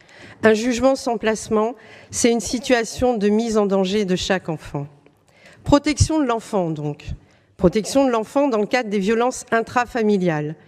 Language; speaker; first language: French; native; French